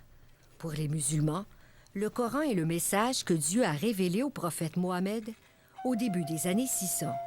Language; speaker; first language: French; native; French